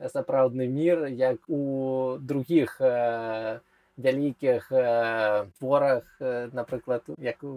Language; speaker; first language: Belarusian; non-native, local second language; Russian